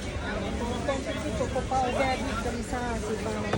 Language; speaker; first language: French; non-native, learner; Thai